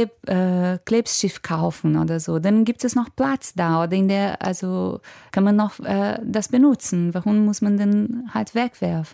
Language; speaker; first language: German; non-native, fluent; Portuguese